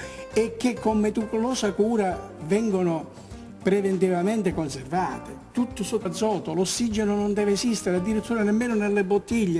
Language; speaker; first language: Italian; native; Italian